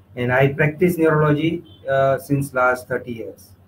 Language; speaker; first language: English; non-native, local second language; Gujarati